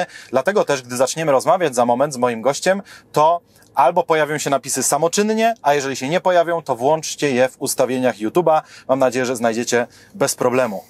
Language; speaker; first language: Polish; native; Polish